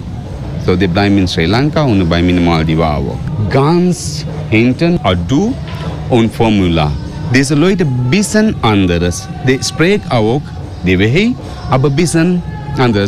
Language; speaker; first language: German; non-native, learner; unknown